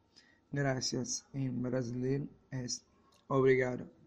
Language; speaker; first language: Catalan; early bilingual, other home language; Portuguese